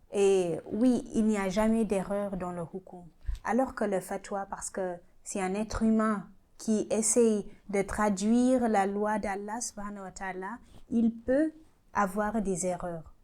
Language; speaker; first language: French; non-native, learner; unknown